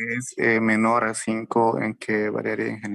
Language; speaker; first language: Spanish; native; Spanish